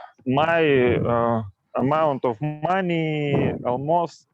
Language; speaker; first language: English; non-native, local second language; Russian